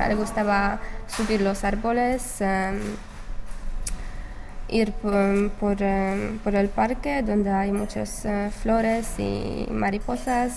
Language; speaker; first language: Spanish; non-native, fluent; English